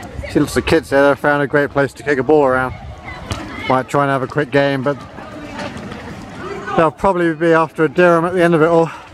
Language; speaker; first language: English; native; English